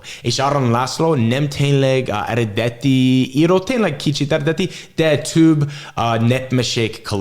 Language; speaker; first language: Hungarian; non-native, learner; English